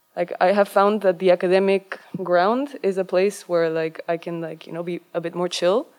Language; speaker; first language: English; non-native, fluent; Spanish